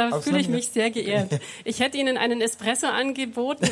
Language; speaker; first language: German; native; German